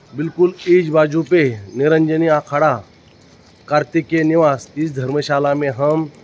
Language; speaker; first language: Hindi; non-native, local second language; Marathi